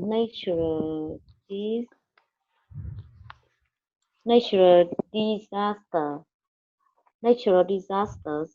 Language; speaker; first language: English; non-native, learner; Vietnamese